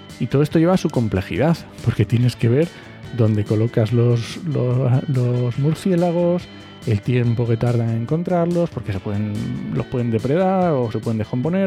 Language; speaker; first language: Spanish; native; Spanish